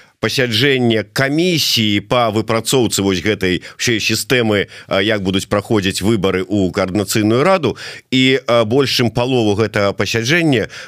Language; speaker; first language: Belarusian; non-native, local second language; Russian